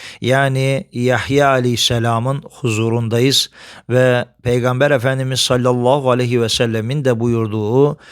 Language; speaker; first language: Turkish; native; Turkish